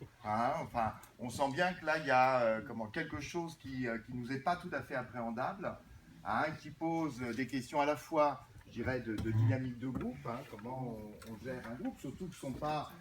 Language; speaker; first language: French; native; French